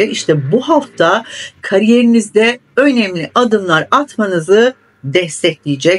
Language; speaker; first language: Turkish; native; Turkish